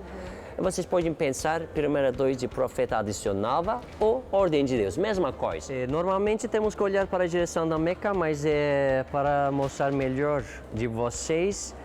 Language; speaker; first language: Portuguese; non-native, learner; Turkish